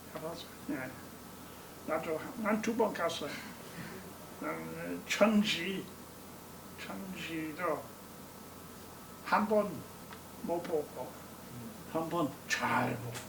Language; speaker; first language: Korean; non-native, learner; English